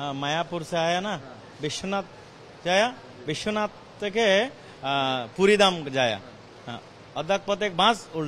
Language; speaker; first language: Hindi; non-native, local second language; Bangla